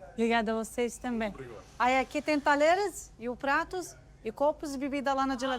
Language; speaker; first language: Portuguese; non-native, learner; Arabic